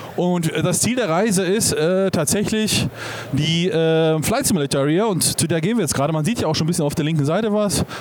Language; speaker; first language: German; native; German